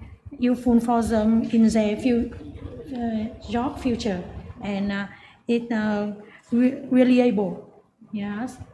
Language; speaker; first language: English; non-native, learner; Vietnamese